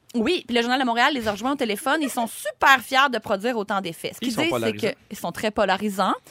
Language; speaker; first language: French; native; French